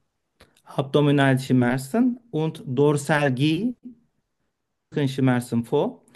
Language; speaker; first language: German; non-native, learner; Turkish